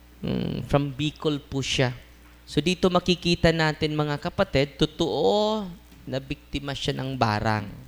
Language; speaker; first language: Filipino; non-native, local second language; Cebuano